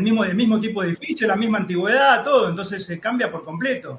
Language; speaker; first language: Spanish; native; Spanish